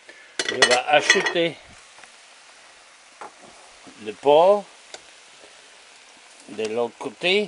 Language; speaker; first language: French; non-native, learner; German